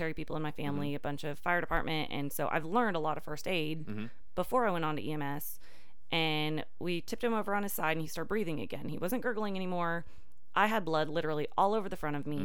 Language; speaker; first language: English; native; English